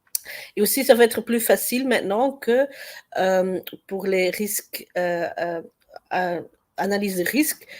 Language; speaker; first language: French; non-native, learner; Dutch